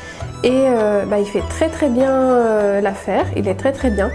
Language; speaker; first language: French; native; French